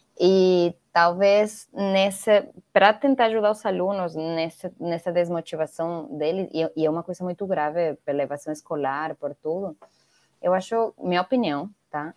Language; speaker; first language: Portuguese; non-native, fluent; Spanish